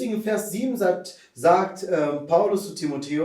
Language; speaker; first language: German; non-native, fluent; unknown